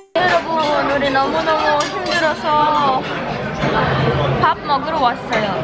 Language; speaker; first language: Korean; non-native, fluent; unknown